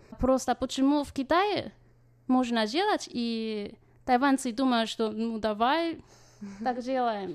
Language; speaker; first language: Russian; non-native, fluent; Chinese